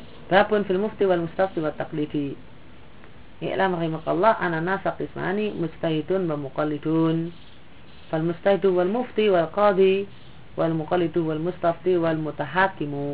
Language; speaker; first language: Arabic; non-native, fluent; Indonesian